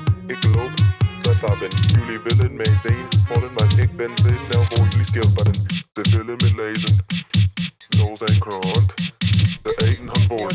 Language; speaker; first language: Dutch; non-native, learner; English